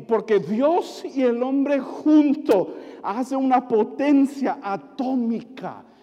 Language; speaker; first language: Spanish; early bilingual, other home language; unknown